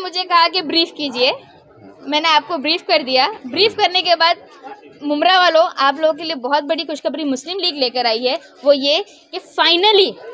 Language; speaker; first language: Hindi; native; Hindi